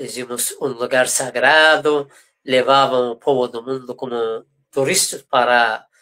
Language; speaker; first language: Portuguese; non-native, fluent; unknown